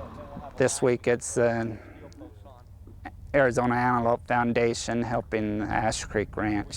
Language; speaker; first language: English; native; English